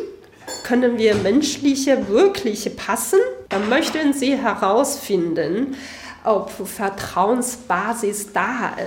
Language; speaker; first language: German; non-native, fluent; Chinese